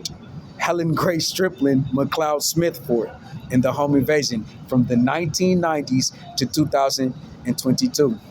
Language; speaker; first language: English; native; English